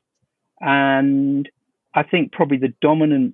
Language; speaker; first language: English; native; English